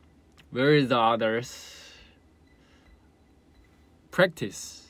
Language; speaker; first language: English; non-native, learner; Korean